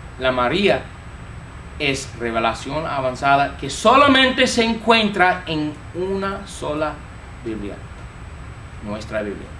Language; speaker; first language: Spanish; non-native, fluent; English